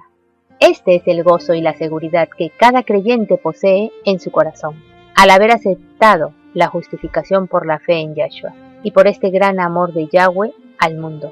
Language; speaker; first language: Spanish; native; Spanish